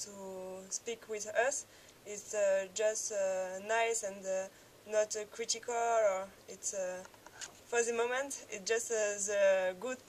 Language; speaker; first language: English; non-native, learner; French